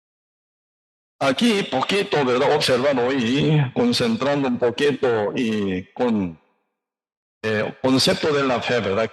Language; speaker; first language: Spanish; non-native, learner; Korean